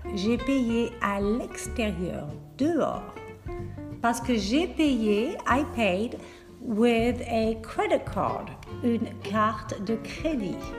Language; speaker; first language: French; native; French